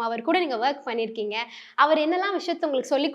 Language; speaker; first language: Tamil; native; Tamil